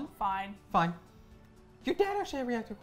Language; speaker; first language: English; native; English